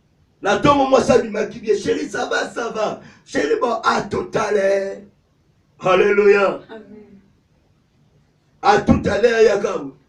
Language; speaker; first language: French; non-native, local second language; Lingala